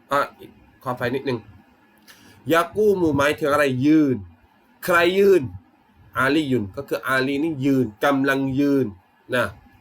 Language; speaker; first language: Thai; non-native, local second language; Malay